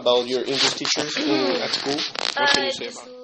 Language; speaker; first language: English; non-native, fluent; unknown